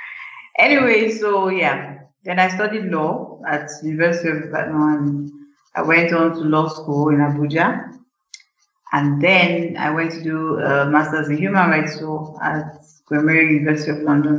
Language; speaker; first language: English; non-native, local second language; Yoruba